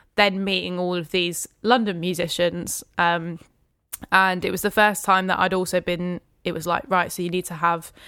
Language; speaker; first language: English; native; English